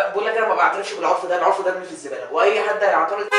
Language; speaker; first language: Arabic; native; Arabic